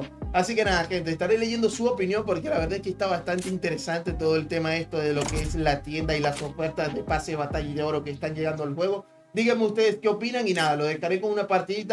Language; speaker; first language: Spanish; native; Spanish